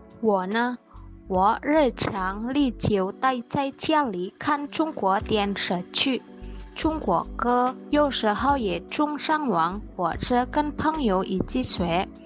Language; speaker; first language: Chinese; non-native, learner; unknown